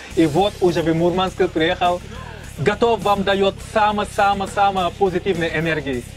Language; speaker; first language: Russian; non-native, learner; English